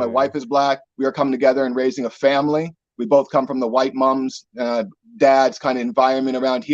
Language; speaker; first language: English; native; English